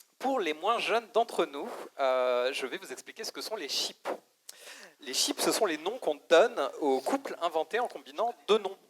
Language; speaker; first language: French; native; French